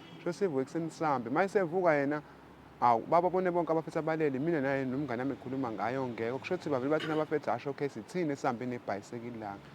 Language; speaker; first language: Zulu; native; Zulu